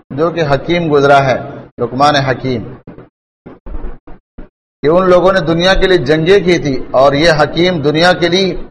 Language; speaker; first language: Urdu; non-native, local second language; Pashto